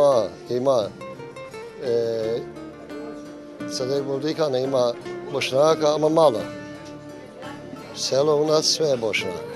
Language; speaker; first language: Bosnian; early bilingual, heritage; Bosnian